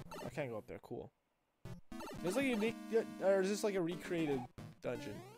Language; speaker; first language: English; native; English